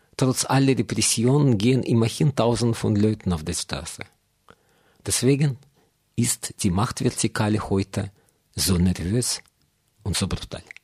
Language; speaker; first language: German; non-native, fluent; Russian